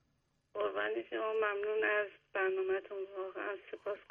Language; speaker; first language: Persian; native; Persian